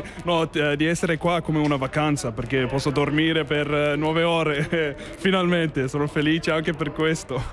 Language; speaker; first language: Italian; non-native, fluent; English